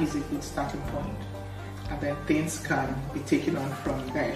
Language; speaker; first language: English; non-native, local second language; Igbo